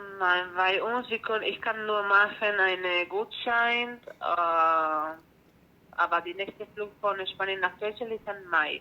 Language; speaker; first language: German; non-native, learner; Spanish